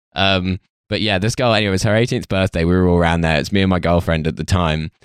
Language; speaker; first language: English; native; English